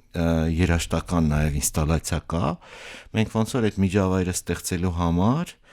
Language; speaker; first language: Armenian; native; Armenian